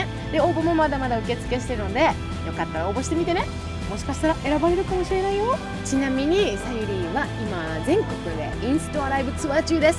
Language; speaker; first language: Japanese; native; Japanese